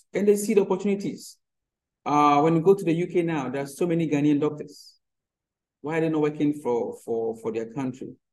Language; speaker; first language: English; non-native, local second language; Akan